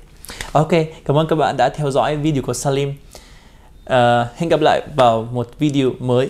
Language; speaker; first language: Vietnamese; non-native, fluent; Arabic